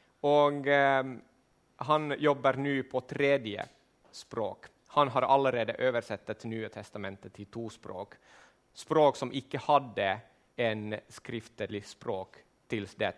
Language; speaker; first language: Norwegian; non-native, fluent; Finnish